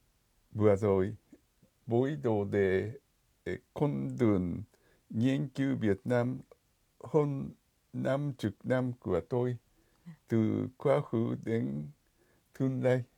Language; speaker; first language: Vietnamese; non-native, fluent; Japanese